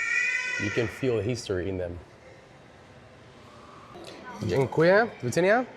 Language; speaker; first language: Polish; non-native, learner; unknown